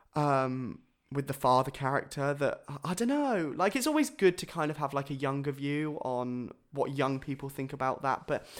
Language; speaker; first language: English; native; English